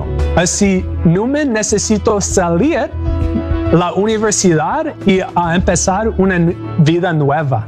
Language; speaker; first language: Spanish; non-native, learner; English